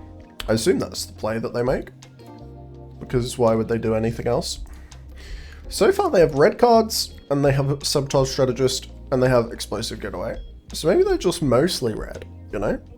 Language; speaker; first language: English; native; English